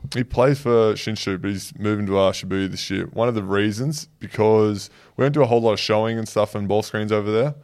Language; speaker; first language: English; native; English